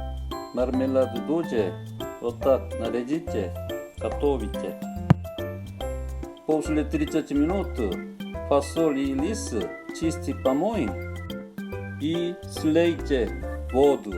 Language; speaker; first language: Russian; non-native, learner; Korean